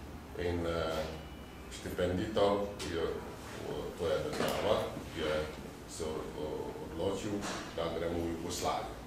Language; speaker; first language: Slovenian; non-native, fluent; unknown